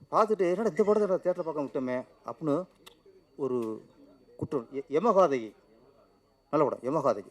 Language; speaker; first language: Tamil; native; Tamil